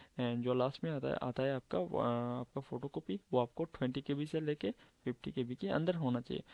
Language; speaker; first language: Hindi; non-native, local second language; Bangla